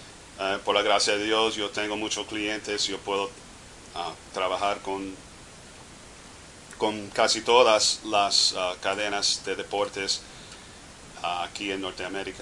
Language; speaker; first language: Spanish; non-native, fluent; English